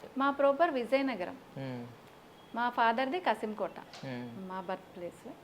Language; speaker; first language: Telugu; native; Telugu